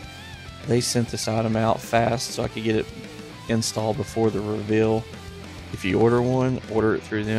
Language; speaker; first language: English; native; English